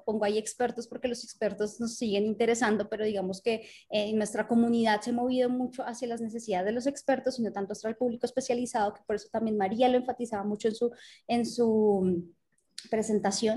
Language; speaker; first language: Spanish; native; Spanish